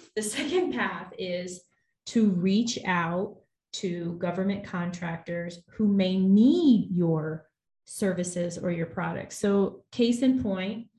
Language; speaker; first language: English; native; English